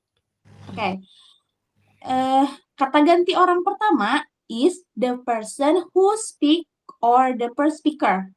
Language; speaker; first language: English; non-native, learner; Indonesian